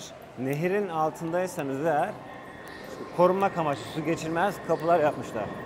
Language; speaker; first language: Turkish; native; Turkish